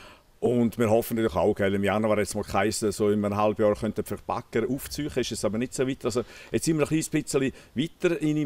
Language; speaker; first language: German; native; German